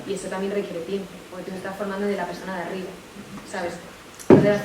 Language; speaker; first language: Spanish; native; Spanish